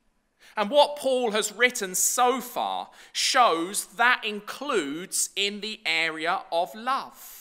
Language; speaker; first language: English; native; English